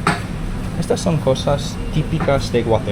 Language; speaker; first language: Spanish; non-native, learner; English